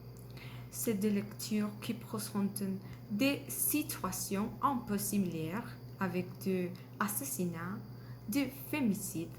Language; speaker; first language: French; non-native, learner; Spanish